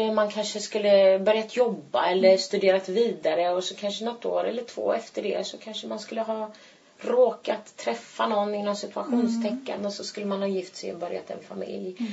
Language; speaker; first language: Swedish; early bilingual, other home language; Turkish